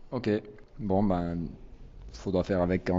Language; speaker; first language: French; native; French